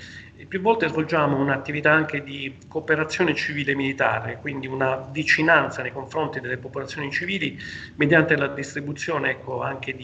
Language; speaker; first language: Italian; native; Italian